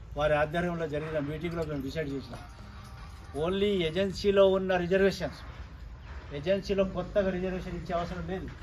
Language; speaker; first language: Telugu; non-native, local second language; Lambadi